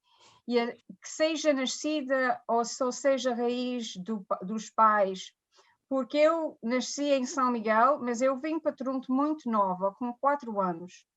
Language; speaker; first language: Portuguese; early bilingual, heritage; Portuguese